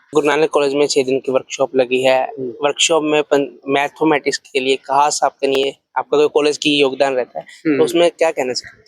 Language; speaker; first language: Hindi; non-native, local second language; Punjabi